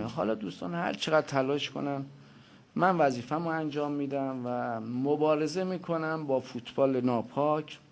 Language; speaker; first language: Persian; native; Persian